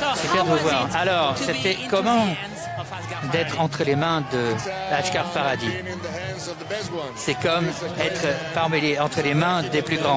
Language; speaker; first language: French; native; French